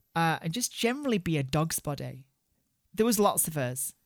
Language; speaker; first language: English; native; English